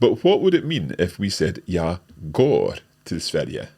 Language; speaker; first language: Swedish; non-native, learner; English